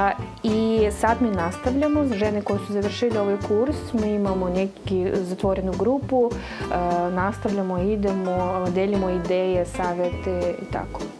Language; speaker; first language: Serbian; non-native, fluent; Russian